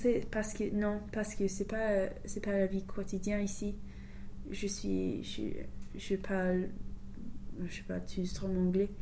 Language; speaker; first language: French; non-native, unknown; English